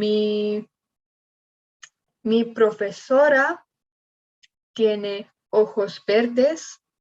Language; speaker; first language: Spanish; non-native, learner; English